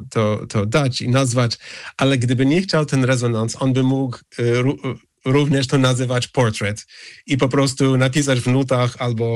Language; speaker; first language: Polish; early bilingual, heritage; English